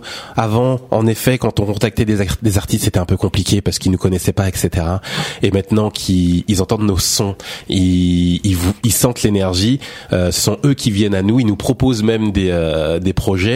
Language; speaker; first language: French; native; French